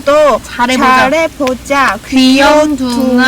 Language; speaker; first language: Korean; non-native, learner; Chinese